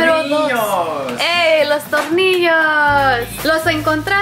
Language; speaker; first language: Spanish; early bilingual, heritage; English